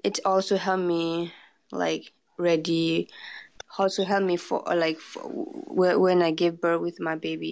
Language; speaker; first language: English; non-native, fluent; Burmese